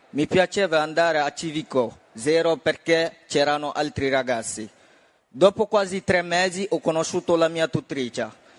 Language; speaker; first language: Italian; non-native, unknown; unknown